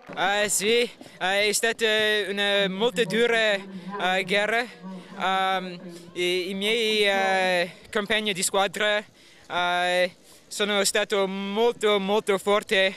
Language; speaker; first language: Italian; non-native, learner; English